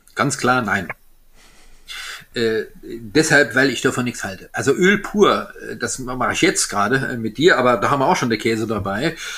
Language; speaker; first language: German; non-native, local second language; French